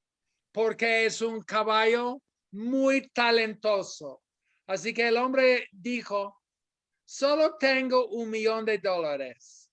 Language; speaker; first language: Spanish; non-native, fluent; English